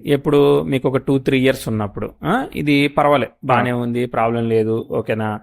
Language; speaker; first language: Telugu; native; Telugu